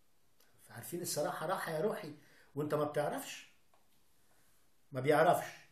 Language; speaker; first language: Arabic; native; Arabic